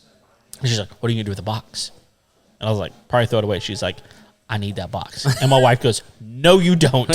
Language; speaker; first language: English; native; English